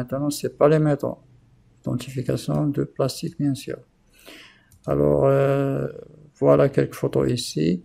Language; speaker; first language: French; non-native, local second language; Arabic